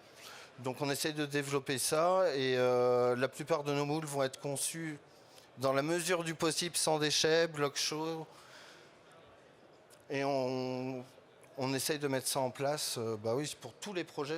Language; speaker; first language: French; native; French